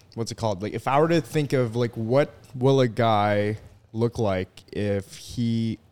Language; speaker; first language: English; non-native, local second language; Filipino